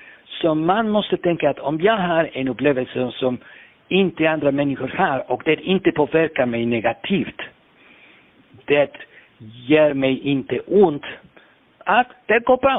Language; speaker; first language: Swedish; non-native, fluent; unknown